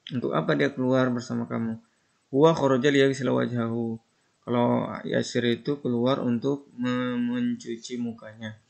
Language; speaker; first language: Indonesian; native; Indonesian